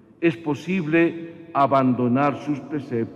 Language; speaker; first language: Spanish; native; Spanish